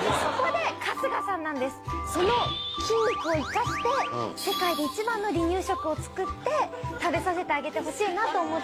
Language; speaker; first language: Japanese; native; Japanese